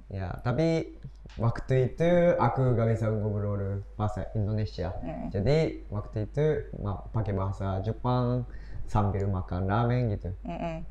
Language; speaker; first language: Indonesian; non-native, learner; Japanese